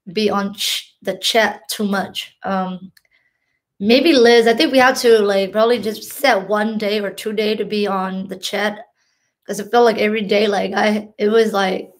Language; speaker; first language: English; early bilingual, other home language; Hmong